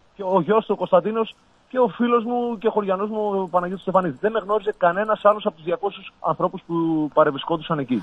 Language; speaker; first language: Greek; native; Greek